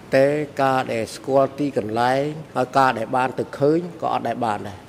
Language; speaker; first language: Khmer; native; Khmer